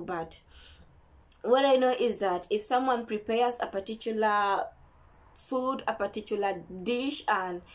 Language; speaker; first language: English; non-native, local second language; Ganda